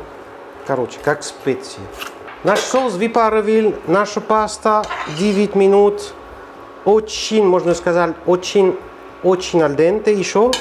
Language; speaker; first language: Russian; non-native, learner; French